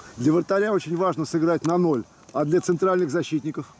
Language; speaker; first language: Russian; native; Russian